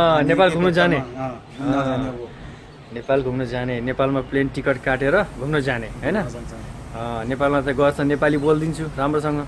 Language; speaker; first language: Nepali; native; Nepali